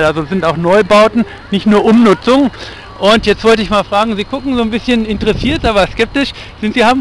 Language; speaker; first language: German; native; German